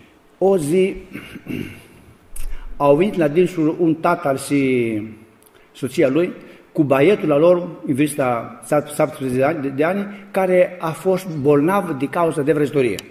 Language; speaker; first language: Romanian; non-native, learner; Greek